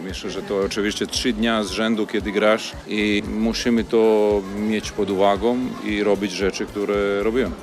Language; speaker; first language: Polish; non-native, fluent; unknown